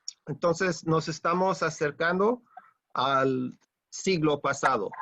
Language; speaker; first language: Spanish; non-native, fluent; English